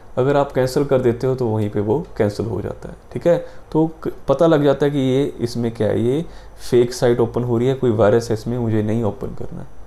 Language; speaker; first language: Hindi; non-native, local second language; Punjabi